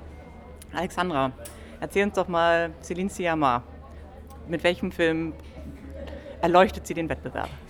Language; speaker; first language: German; native; German